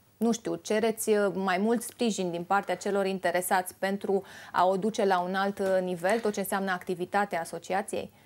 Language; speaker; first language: Romanian; native; Romanian